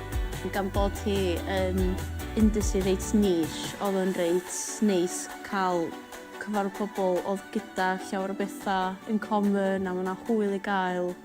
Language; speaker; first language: Welsh; native; Welsh